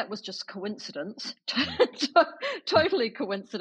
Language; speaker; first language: English; native; English